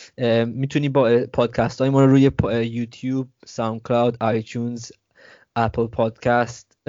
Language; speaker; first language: Persian; early bilingual, heritage; Persian